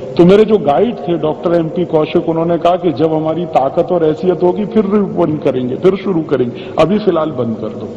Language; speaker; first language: Hindi; native; Hindi